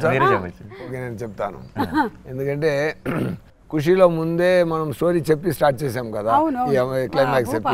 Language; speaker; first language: Telugu; non-native, fluent; Tamil